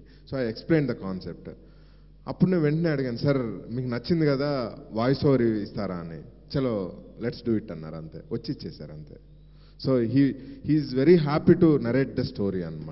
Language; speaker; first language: Telugu; native; Telugu